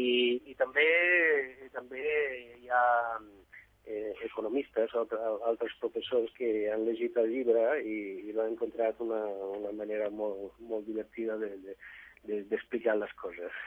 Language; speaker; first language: Catalan; non-native, fluent; Italian